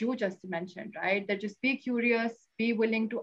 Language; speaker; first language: English; non-native, local second language; Urdu